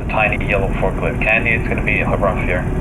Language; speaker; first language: English; native; English